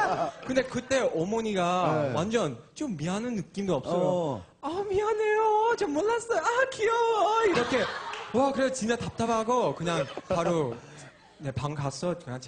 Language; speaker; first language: Korean; non-native, learner; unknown